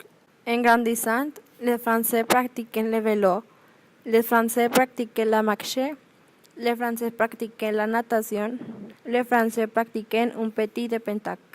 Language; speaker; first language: French; non-native, learner; Spanish